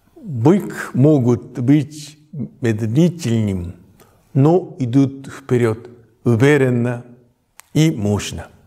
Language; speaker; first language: Russian; non-native, fluent; Japanese